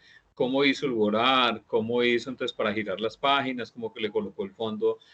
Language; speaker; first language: Spanish; native; Spanish